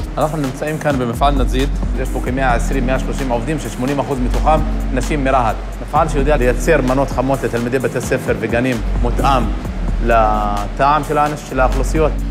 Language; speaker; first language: Hebrew; non-native, local second language; Arabic